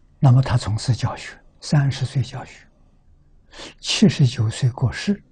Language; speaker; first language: Chinese; native; Chinese